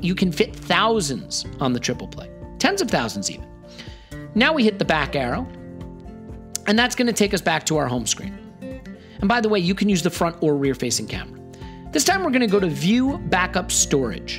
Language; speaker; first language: English; native; English